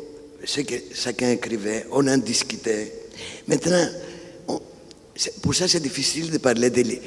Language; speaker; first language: French; non-native, fluent; Greek